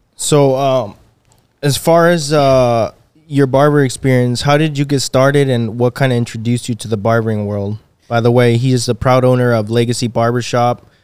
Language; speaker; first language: English; native; English